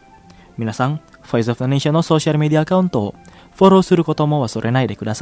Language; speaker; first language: Japanese; non-native, learner; Indonesian